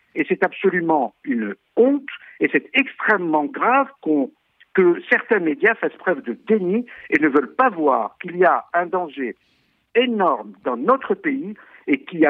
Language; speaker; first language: French; native; French